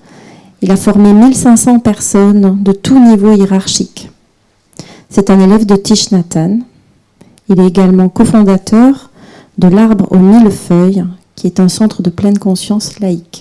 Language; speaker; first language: French; native; French